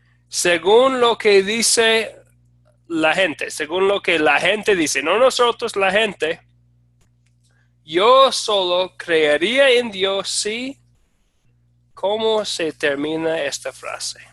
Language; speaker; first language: Spanish; non-native, fluent; English